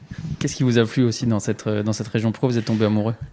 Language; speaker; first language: French; native; French